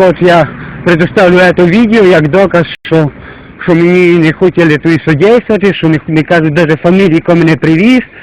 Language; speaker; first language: Ukrainian; native; Ukrainian